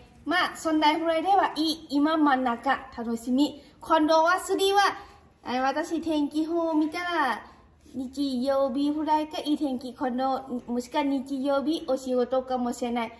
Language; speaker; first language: Japanese; non-native, learner; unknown